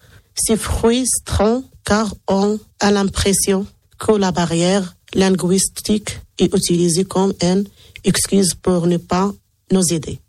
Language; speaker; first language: French; non-native, local second language; Arabic